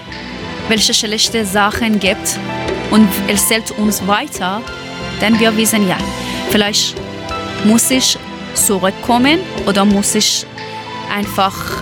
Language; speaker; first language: German; non-native, learner; Persian